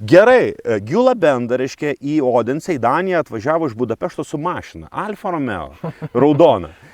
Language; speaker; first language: Lithuanian; native; Lithuanian